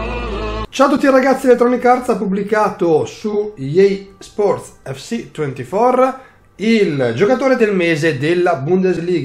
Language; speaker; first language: Italian; native; Italian